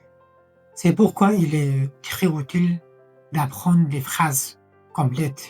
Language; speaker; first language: French; non-native, fluent; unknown